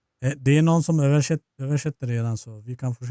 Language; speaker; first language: Swedish; non-native, fluent; Turkish